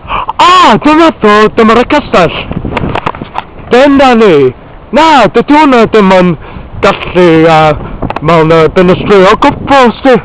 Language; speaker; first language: Welsh; non-native, local second language; English